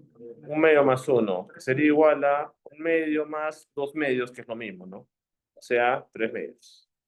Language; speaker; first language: Spanish; native; Spanish